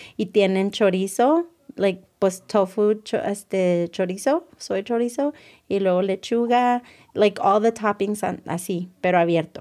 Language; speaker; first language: Spanish; early bilingual, other home language; English